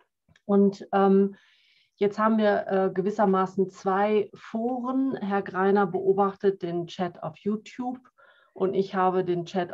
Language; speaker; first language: German; native; German